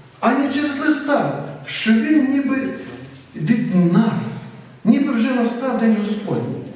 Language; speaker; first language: Ukrainian; native; Ukrainian